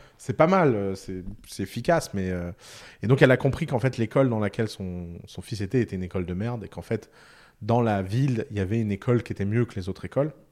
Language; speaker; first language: French; early bilingual, other home language; Arabic